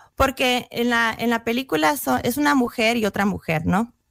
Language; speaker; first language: Spanish; early bilingual, heritage; Spanish